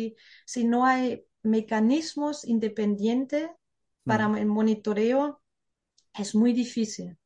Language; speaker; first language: Spanish; non-native, fluent; German